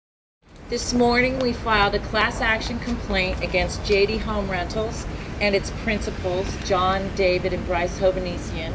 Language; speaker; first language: English; native; English